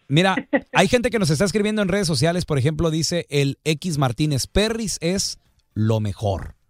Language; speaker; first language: Spanish; native; Spanish